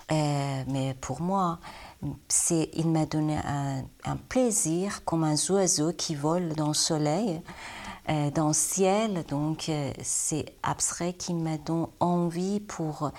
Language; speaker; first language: French; non-native, learner; Persian